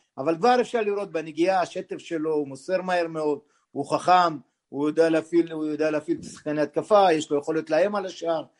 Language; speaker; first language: Hebrew; native; Hebrew